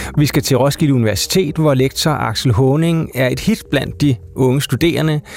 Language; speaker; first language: Danish; native; Danish